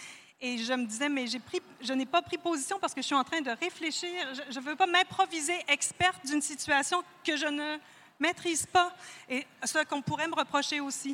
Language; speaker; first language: French; native; French